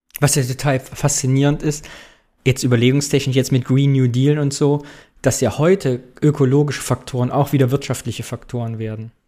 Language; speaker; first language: German; native; German